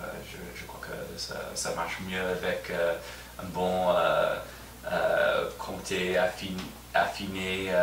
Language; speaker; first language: French; non-native, fluent; English